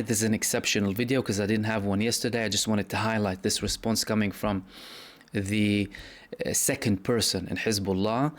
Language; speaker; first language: English; non-native, fluent; Arabic